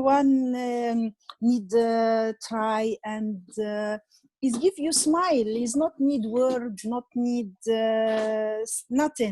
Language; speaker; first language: English; non-native, learner; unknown